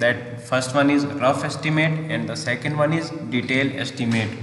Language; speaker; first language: English; non-native, local second language; Hindi